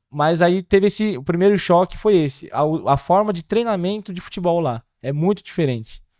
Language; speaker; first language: Portuguese; early bilingual, other home language; Korean